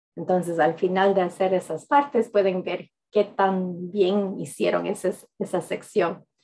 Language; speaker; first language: Spanish; early bilingual, heritage; English